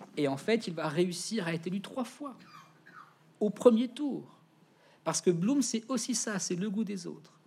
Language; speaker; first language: French; native; French